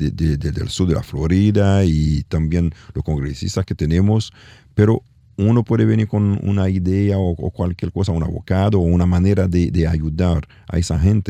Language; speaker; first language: Spanish; non-native, learner; French